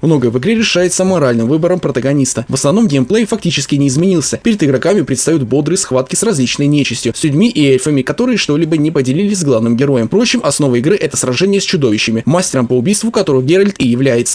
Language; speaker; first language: Russian; native; Russian